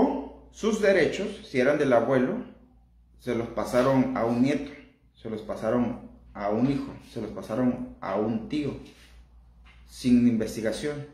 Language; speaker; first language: Spanish; native; Spanish